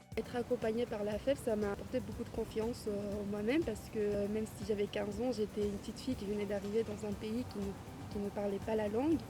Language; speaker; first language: French; non-native, fluent; Arabic